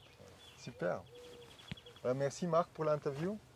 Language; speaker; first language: French; non-native, fluent; German